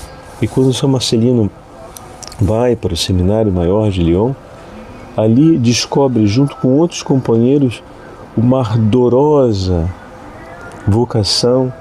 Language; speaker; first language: Portuguese; native; Portuguese